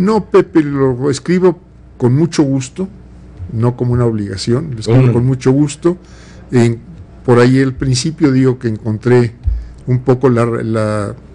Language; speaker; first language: Spanish; native; Spanish